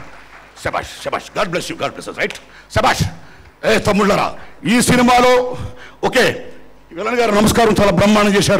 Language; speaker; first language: Telugu; native; Telugu